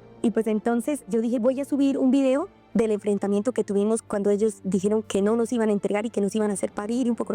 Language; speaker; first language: Spanish; native; Spanish